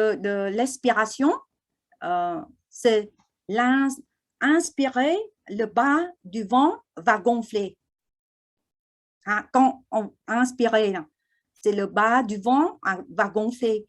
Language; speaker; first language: French; non-native, fluent; Vietnamese